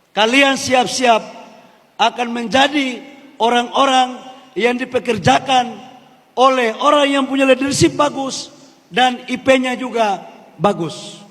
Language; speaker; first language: Indonesian; native; Indonesian